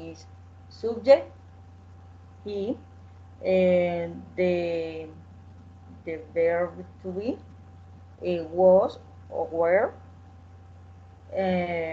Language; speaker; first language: English; non-native, learner; Spanish